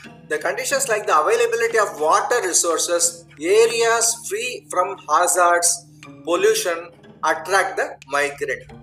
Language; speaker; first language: English; non-native, local second language; Tamil